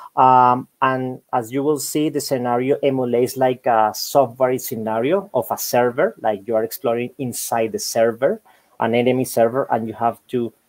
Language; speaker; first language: English; non-native, fluent; Spanish